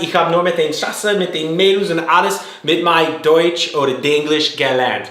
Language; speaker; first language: German; non-native, learner; English